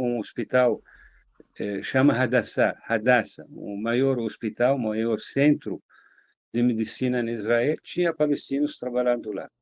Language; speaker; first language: Portuguese; non-native, fluent; Arabic